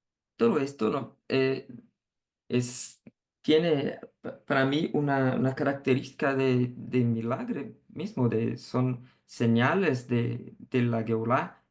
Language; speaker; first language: Spanish; non-native, fluent; Portuguese